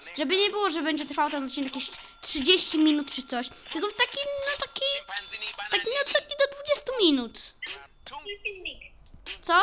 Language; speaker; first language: Polish; native; Polish